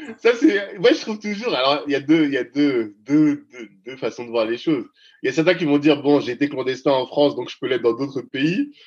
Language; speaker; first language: French; early bilingual, other home language; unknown